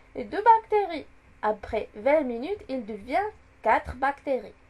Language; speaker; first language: French; non-native, local second language; Arabic